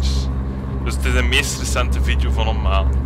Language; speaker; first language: Dutch; native; Dutch